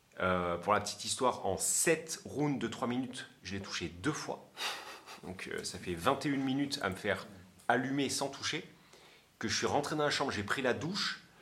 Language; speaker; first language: French; native; French